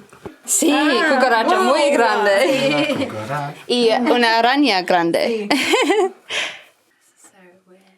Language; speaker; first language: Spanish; non-native, learner; English